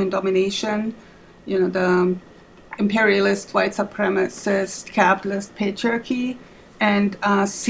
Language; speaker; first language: English; non-native, fluent; German